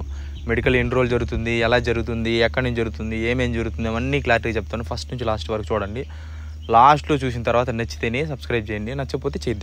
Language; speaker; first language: Telugu; native; Telugu